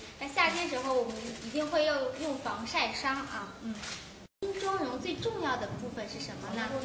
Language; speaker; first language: Chinese; native; Chinese